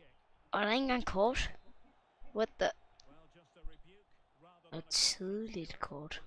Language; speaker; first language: Danish; native; Danish